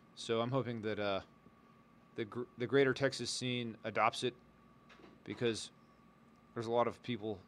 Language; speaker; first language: English; native; English